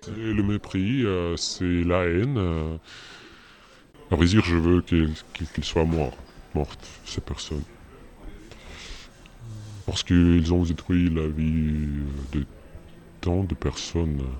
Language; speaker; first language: French; non-native, fluent; Russian